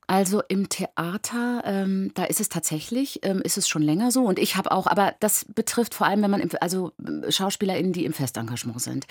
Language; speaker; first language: German; early bilingual, other home language; Persian